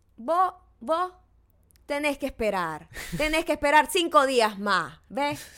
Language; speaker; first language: Spanish; native; Spanish